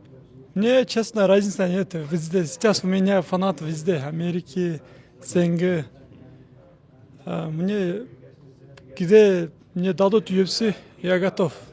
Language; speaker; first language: Russian; non-native, local second language; Kyrgyz